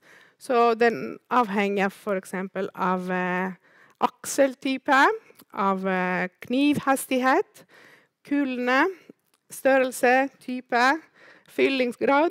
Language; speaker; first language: Norwegian; non-native, fluent; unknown